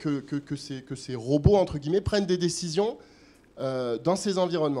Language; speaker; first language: French; native; French